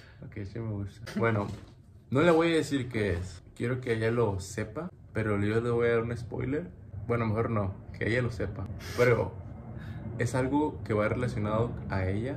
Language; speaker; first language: Spanish; native; Spanish